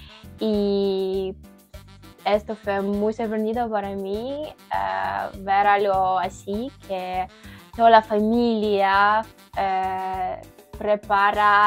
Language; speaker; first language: Spanish; non-native, learner; Ukrainian